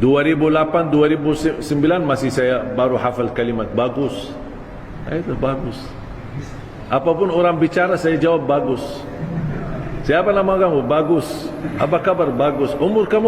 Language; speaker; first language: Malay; non-native, fluent; Arabic